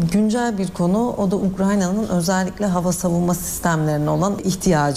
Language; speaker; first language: Turkish; native; Turkish